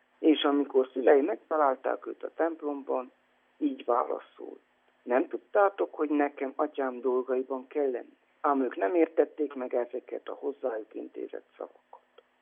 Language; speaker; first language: Hungarian; native; Hungarian